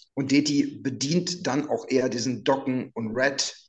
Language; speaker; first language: German; native; German